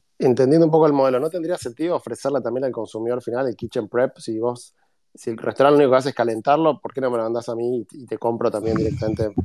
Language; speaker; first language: Spanish; native; Spanish